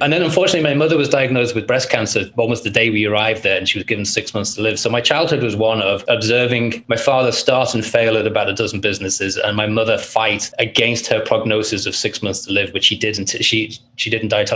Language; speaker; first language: English; native; English